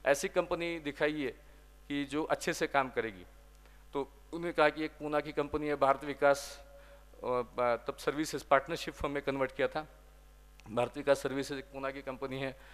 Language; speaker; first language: Hindi; non-native, local second language; Marathi